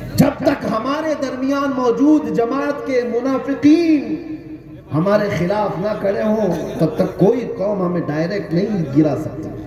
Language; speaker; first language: Urdu; native; Urdu